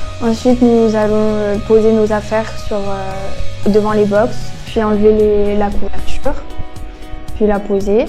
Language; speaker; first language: French; native; French